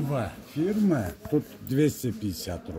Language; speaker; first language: Russian; non-native, local second language; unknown